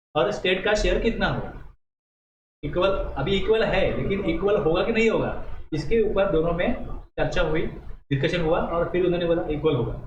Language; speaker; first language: Hindi; non-native, local second language; Marathi